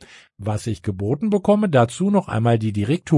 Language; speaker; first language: German; native; German